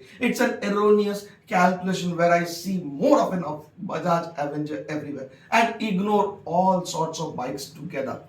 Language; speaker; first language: English; non-native, local second language; Bangla